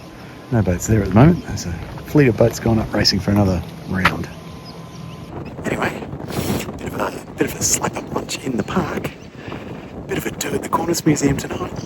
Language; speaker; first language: English; native; English